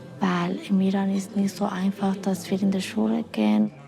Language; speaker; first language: German; non-native, learner; Persian